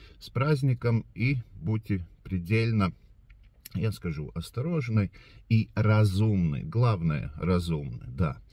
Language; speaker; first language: Russian; non-native, local second language; Latvian